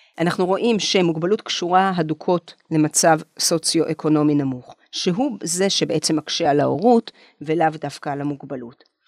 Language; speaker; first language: Hebrew; native; Hebrew